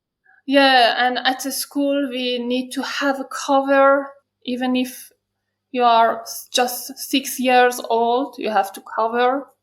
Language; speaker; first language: English; non-native, learner; Persian